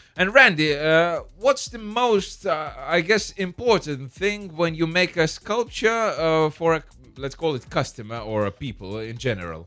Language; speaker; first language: English; non-native, fluent; Lithuanian